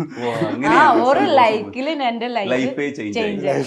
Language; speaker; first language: Malayalam; non-native, fluent; Nepali